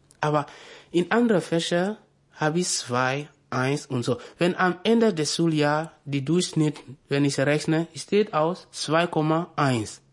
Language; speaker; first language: German; non-native, fluent; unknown